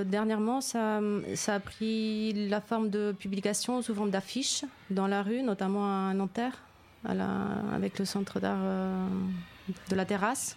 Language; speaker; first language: French; non-native, fluent; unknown